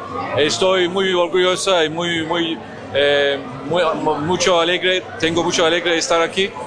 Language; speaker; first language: Spanish; non-native, learner; Turkish